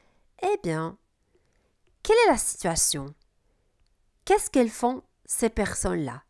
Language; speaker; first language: French; non-native, fluent; Italian